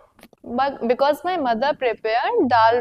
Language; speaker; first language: English; non-native, learner; Hindi